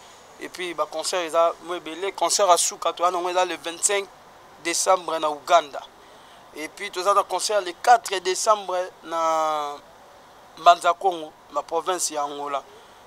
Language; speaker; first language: French; non-native, local second language; Lingala